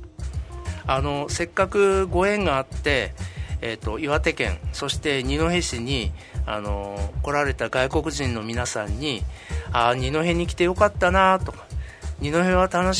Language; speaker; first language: Japanese; native; Japanese